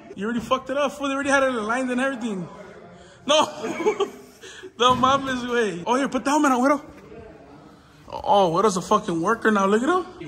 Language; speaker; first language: English; early bilingual, other home language; Spanish